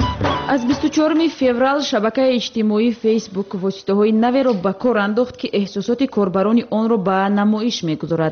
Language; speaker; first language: Tajik; native; Tajik